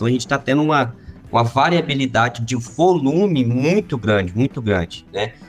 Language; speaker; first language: Portuguese; native; Portuguese